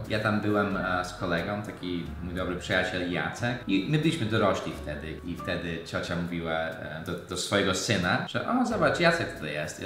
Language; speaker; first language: Polish; early bilingual, heritage; Polish